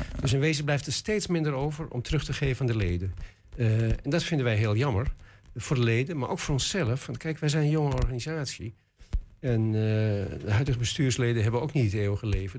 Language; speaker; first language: Dutch; native; Dutch